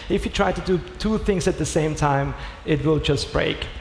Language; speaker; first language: English; non-native, fluent; German